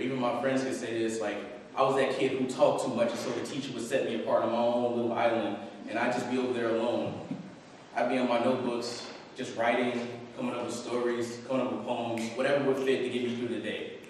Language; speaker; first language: English; native; English